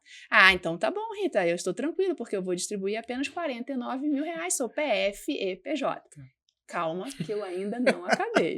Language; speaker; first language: Portuguese; native; Portuguese